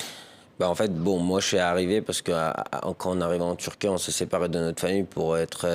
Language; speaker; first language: French; early bilingual, other home language; Persian